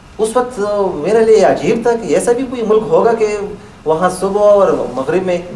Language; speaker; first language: Urdu; non-native, local second language; Pashto